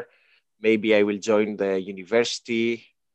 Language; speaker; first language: English; non-native, fluent; Greek